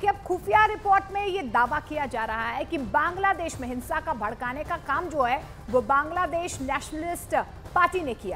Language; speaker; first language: Hindi; native; Hindi